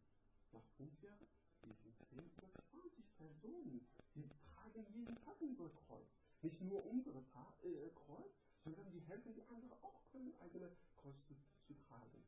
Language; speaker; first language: German; non-native, learner; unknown